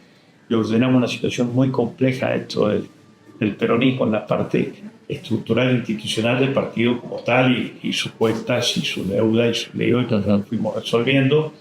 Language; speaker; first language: Spanish; native; Spanish